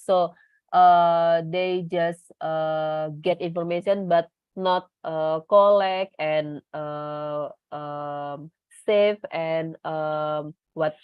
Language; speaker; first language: English; non-native, learner; Indonesian